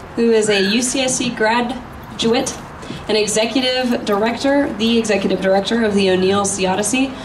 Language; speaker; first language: English; native; English